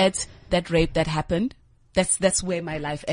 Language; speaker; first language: English; non-native, local second language; Zulu